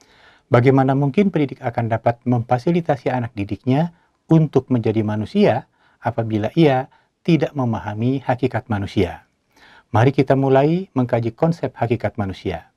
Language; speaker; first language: Indonesian; native; Indonesian